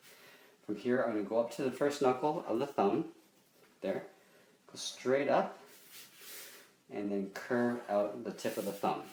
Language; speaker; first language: English; native; English